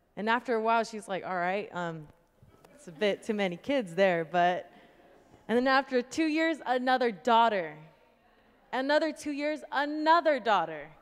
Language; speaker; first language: English; native; English